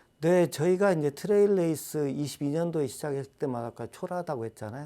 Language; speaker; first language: Korean; native; Korean